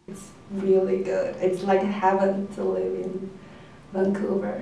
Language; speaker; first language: English; non-native, fluent; Chinese